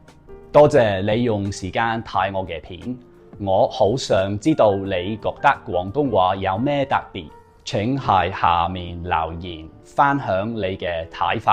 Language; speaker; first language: Cantonese; non-native, fluent; English